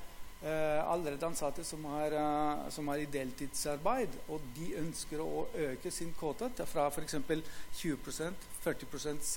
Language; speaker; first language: Norwegian; non-native, fluent; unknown